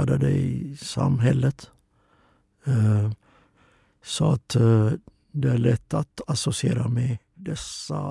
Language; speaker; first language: Swedish; non-native, fluent; Oromo